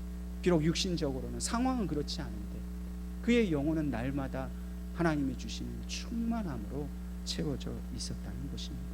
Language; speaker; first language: Korean; native; Korean